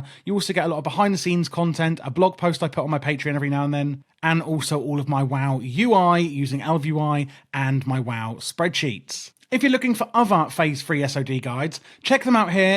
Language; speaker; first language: English; native; English